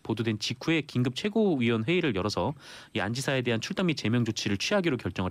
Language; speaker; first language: Korean; native; Korean